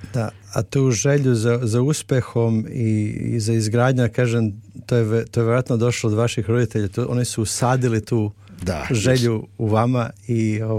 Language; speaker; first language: Serbian; native; Serbian